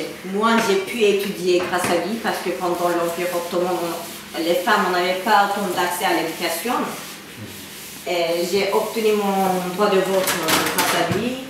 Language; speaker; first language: French; non-native, fluent; Turkish